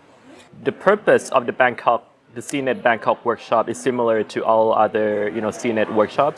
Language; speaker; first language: English; non-native, fluent; Thai